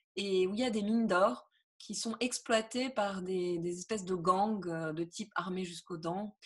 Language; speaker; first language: French; native; French